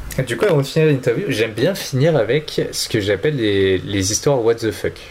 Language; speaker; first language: French; native; French